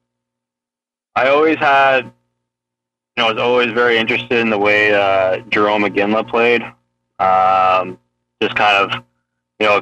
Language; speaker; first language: English; native; English